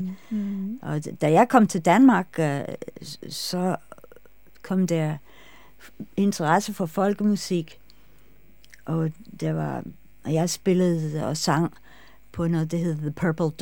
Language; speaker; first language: Danish; non-native, fluent; English